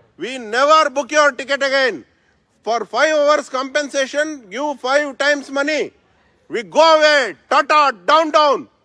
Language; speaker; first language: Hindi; non-native, local second language; Kannada